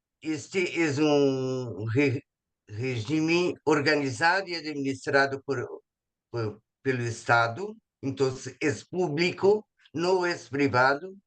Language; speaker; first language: Spanish; non-native, fluent; Portuguese